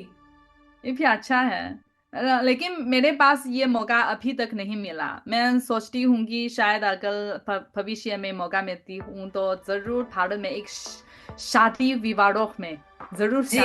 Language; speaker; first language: Hindi; non-native, learner; Chinese